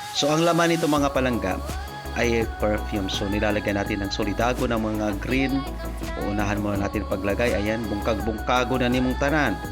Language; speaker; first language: Filipino; non-native, local second language; Cebuano